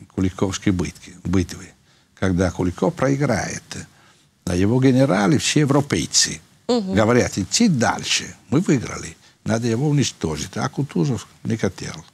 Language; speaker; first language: Russian; non-native, fluent; Italian